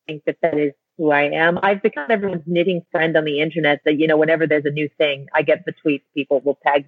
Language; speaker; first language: English; native; English